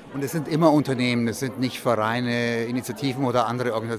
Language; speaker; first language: German; native; German